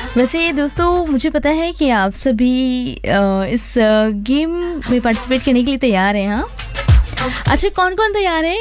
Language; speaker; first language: Hindi; native; Hindi